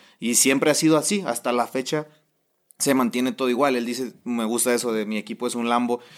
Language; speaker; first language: Spanish; native; Spanish